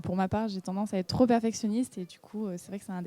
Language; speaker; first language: French; native; French